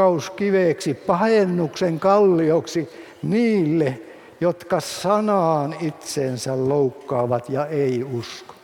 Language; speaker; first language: Finnish; native; Finnish